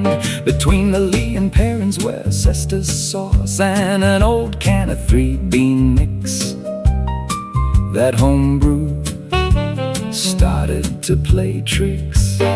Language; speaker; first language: English; native; English